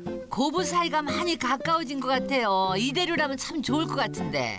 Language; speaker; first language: Korean; native; Korean